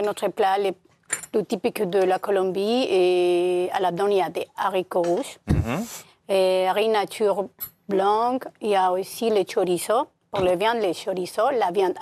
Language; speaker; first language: French; non-native, learner; Spanish